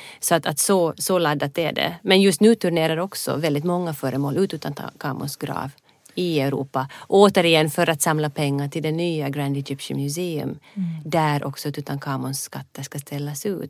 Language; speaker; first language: Swedish; native; Swedish